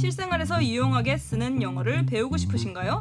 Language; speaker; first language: Korean; native; Korean